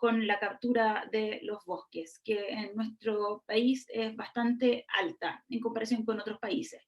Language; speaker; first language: Spanish; native; Spanish